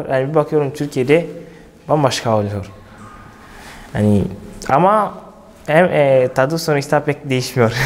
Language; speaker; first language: Turkish; non-native, fluent; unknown